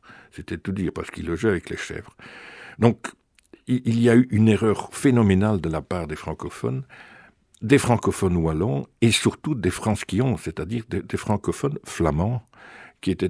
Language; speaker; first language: French; native; French